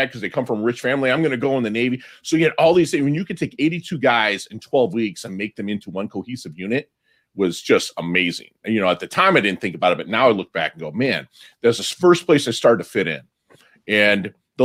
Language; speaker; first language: English; native; English